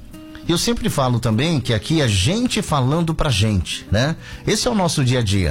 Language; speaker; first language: Portuguese; native; Portuguese